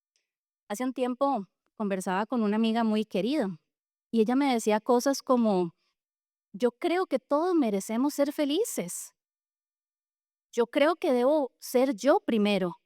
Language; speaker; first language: Spanish; native; Spanish